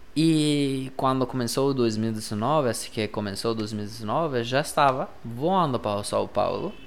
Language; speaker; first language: Portuguese; non-native, fluent; Spanish